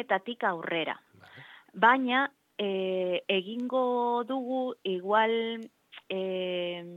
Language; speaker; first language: Basque; non-native, learner; Spanish